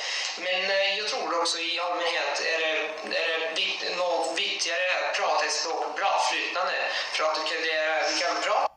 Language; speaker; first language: Swedish; non-native, fluent; Italian